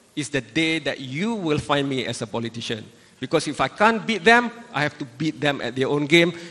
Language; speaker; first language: English; non-native, local second language; Malay